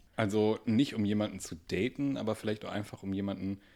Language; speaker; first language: German; native; German